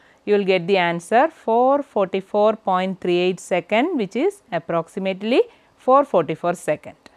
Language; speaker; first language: English; non-native, local second language; Malayalam